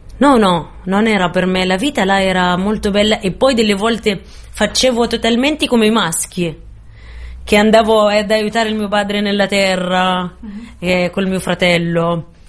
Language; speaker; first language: Italian; non-native, fluent; Arabic